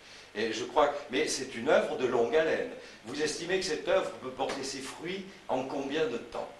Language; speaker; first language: French; native; French